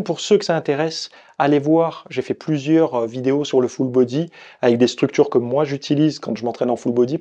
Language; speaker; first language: French; native; French